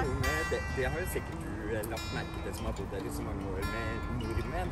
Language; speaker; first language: Norwegian; native; Norwegian